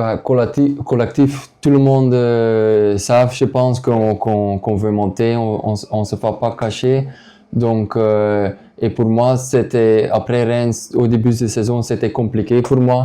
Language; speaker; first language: French; non-native, local second language; Dutch